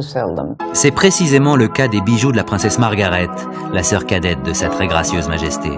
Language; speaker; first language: French; native; French